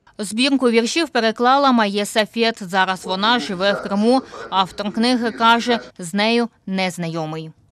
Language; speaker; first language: Ukrainian; non-native, local second language; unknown